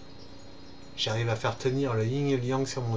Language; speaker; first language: French; native; French